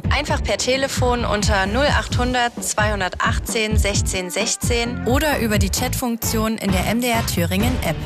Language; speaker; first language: German; native; German